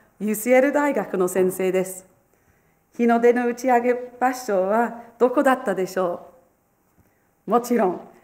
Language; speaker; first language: Japanese; non-native, fluent; English